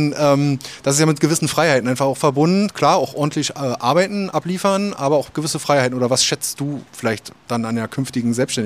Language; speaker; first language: German; native; German